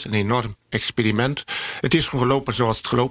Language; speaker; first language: Dutch; native; Dutch